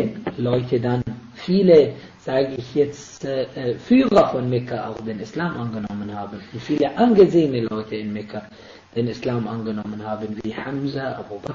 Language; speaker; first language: German; non-native, fluent; Arabic